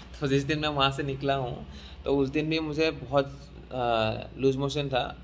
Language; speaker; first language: Hindi; non-native, local second language; Assamese